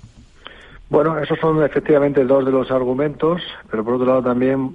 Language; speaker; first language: Spanish; native; Spanish